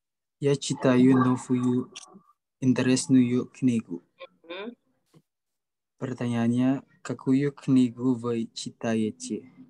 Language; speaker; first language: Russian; non-native, learner; Indonesian